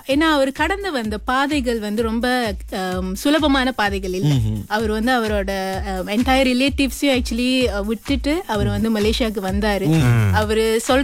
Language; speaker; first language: Tamil; early bilingual, heritage; Tamil